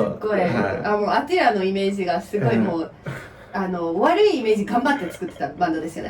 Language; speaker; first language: Japanese; non-native, fluent; English